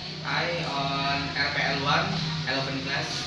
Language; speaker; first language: English; non-native, learner; Indonesian